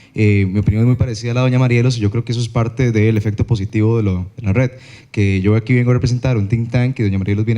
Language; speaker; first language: Spanish; native; Spanish